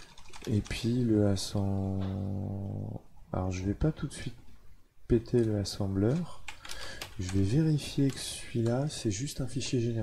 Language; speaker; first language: French; native; French